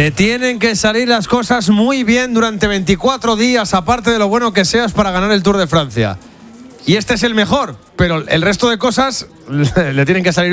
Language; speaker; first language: Spanish; native; Spanish